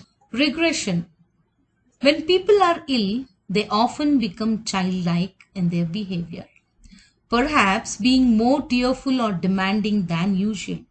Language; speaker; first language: English; non-native, local second language; Kannada